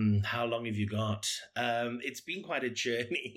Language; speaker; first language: English; native; English